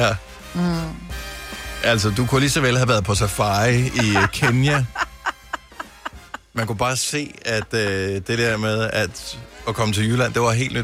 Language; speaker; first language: Danish; native; Danish